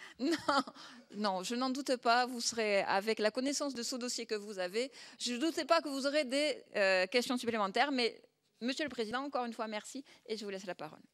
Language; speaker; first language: French; native; French